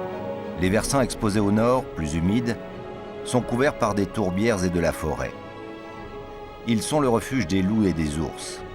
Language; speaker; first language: French; native; French